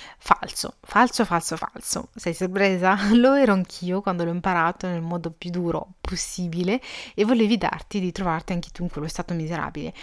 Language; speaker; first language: Italian; early bilingual, other home language; Arabic